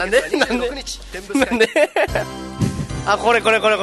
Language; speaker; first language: Japanese; native; Japanese